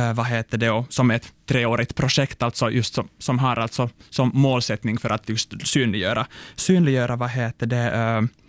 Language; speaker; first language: Swedish; non-native, local second language; Finnish